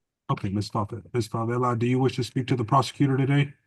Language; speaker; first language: English; native; English